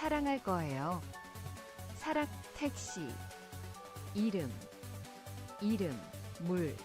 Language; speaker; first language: Korean; non-native, learner; English